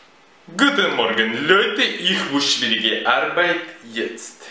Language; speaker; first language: German; non-native, learner; Russian